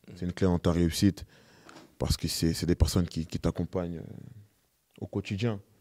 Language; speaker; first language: French; native; French